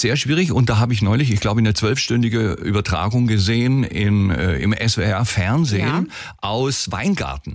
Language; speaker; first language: German; native; German